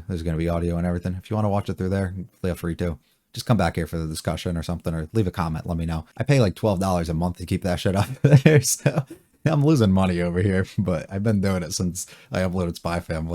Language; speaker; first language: English; native; English